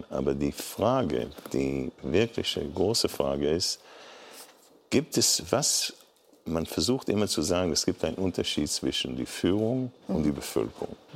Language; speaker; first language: German; non-native, fluent; Hebrew